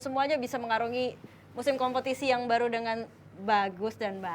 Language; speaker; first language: Indonesian; native; Indonesian